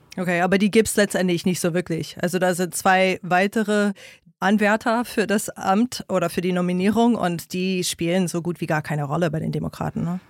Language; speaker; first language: German; non-native, fluent; English